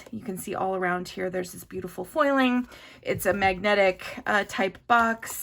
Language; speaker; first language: English; native; English